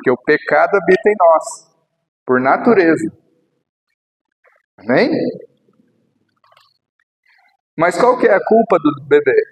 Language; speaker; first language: Portuguese; native; Portuguese